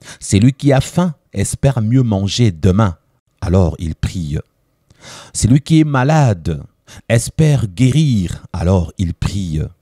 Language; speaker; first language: French; non-native, local second language; Lingala